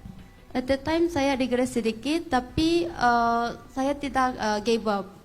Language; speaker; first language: Indonesian; non-native, fluent; Korean